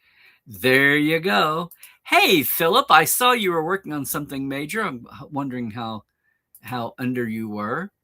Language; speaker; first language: English; native; English